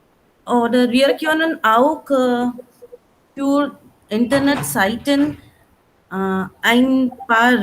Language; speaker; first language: German; non-native, learner; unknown